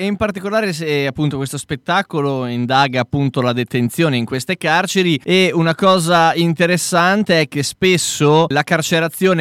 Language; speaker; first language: Italian; native; Italian